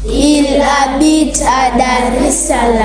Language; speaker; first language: French; non-native, learner; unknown